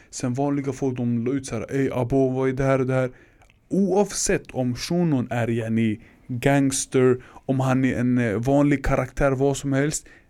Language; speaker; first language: Swedish; early bilingual, other home language; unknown